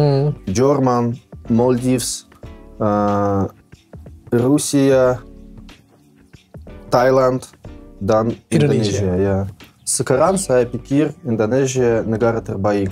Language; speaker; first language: Indonesian; non-native, learner; Russian